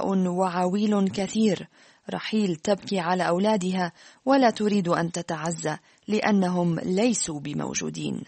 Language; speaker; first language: Arabic; native; Arabic